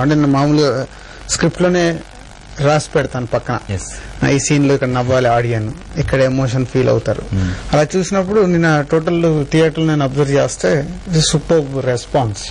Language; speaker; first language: Telugu; native; Telugu